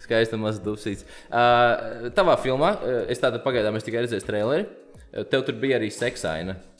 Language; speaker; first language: Latvian; native; Latvian